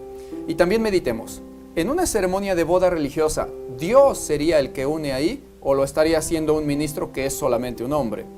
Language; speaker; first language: Spanish; native; Spanish